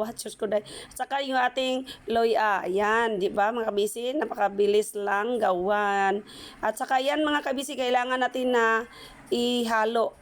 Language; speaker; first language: Filipino; non-native, local second language; Cebuano